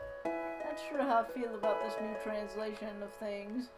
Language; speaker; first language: English; native; English